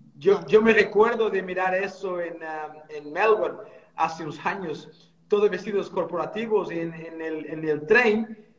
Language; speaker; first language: Spanish; non-native, fluent; Portuguese